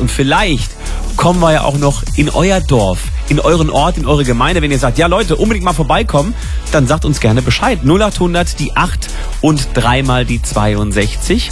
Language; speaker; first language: German; native; German